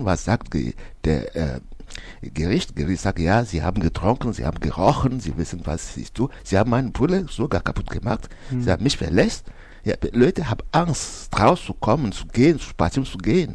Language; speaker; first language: German; non-native, learner; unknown